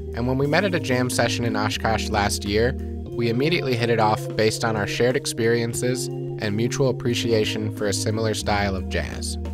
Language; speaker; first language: English; native; English